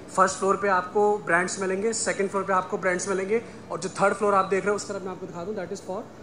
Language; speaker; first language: Hindi; non-native, local second language; Marathi